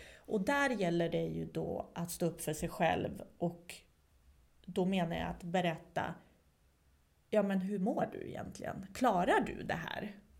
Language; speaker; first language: Swedish; non-native, fluent; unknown